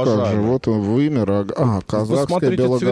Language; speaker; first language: Russian; native; Russian